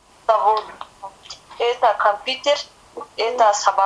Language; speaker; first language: Russian; non-native, learner; Kazakh